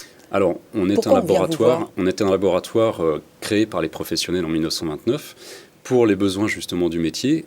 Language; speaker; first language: French; native; French